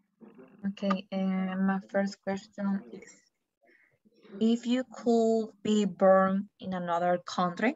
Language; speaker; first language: English; non-native, learner; Spanish